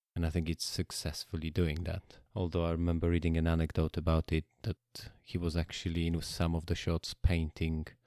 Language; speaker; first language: English; non-native, fluent; Polish